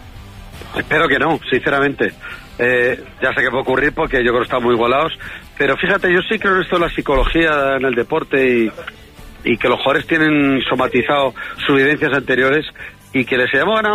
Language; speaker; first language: Spanish; native; Spanish